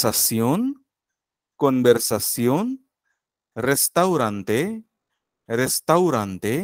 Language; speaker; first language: Spanish; non-native, fluent; Marathi